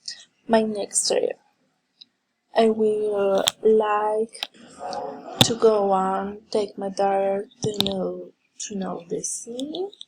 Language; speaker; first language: English; non-native, learner; Spanish